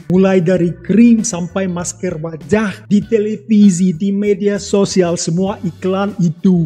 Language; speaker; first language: Indonesian; non-native, fluent; Russian